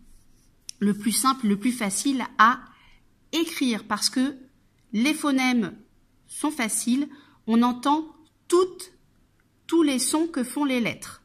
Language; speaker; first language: French; native; French